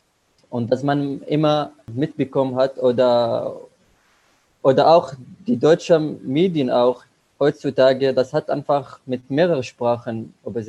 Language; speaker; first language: German; non-native, learner; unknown